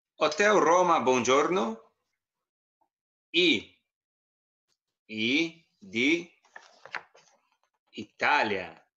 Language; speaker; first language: Italian; non-native, fluent; Portuguese